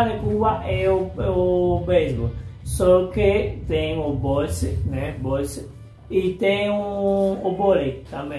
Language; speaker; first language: Portuguese; non-native, fluent; Spanish